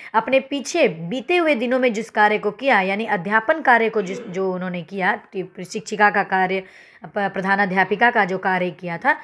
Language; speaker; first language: Hindi; native; Hindi